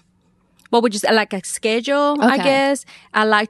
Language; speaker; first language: English; non-native, fluent; Spanish